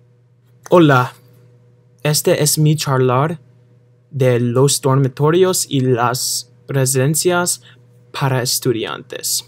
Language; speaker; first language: Spanish; non-native, learner; English